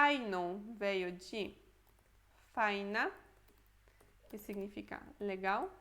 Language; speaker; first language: Portuguese; non-native, fluent; Polish